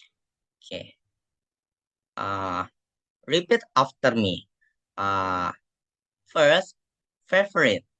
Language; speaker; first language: English; non-native, fluent; Indonesian